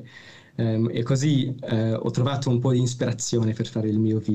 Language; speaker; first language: Italian; non-native, fluent; English